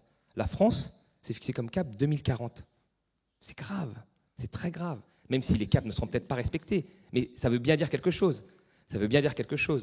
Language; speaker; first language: French; native; French